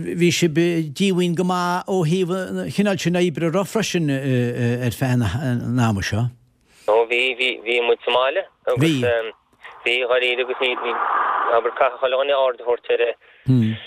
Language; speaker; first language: Irish; native; Irish